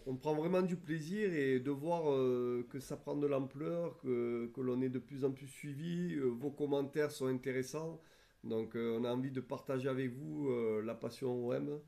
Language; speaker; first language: French; native; French